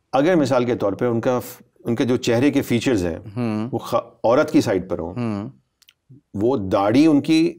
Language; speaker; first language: Urdu; native; Urdu